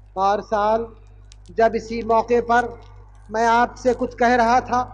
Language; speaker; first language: Hindi; native; Hindi